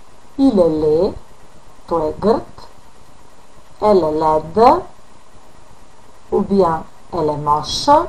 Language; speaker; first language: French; non-native, fluent; Macedonian